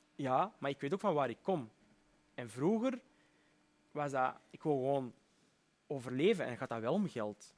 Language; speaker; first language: Dutch; early bilingual, other home language; Berber languages